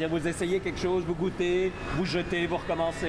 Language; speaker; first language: French; native; French